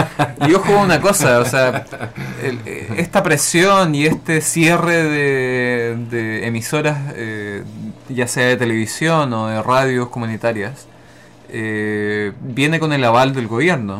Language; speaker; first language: Spanish; native; Spanish